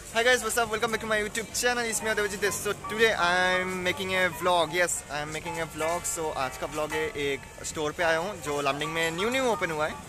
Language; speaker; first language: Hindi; non-native, local second language; Bangla